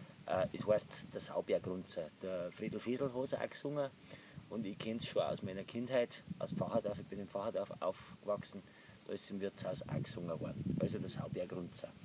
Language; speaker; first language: German; native; German